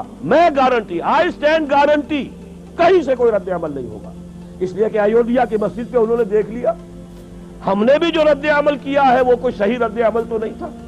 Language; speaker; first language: Urdu; native; Urdu